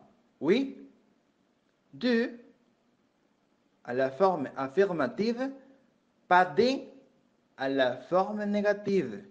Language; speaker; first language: French; non-native, fluent; Spanish